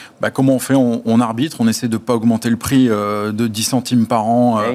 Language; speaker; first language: French; native; French